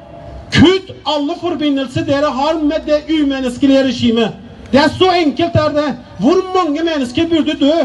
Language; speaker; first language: Norwegian; non-native, fluent; Persian